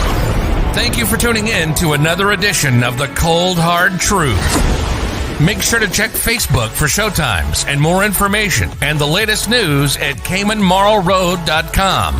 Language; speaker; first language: English; native; English